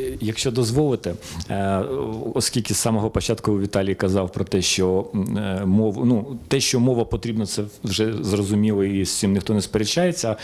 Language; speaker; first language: Ukrainian; native; Ukrainian